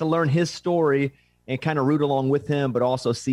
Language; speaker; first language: English; native; English